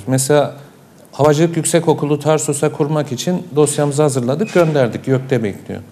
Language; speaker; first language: Turkish; native; Turkish